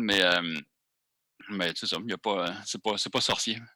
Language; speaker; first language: French; native; French